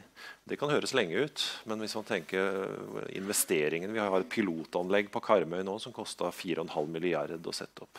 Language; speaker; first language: Norwegian; native; Norwegian